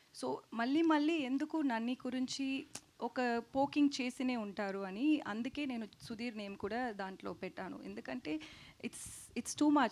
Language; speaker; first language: Telugu; non-native, learner; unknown